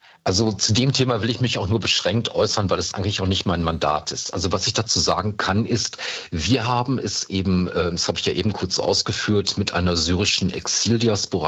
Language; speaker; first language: German; native; German